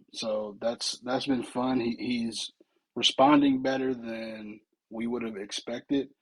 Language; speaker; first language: English; native; English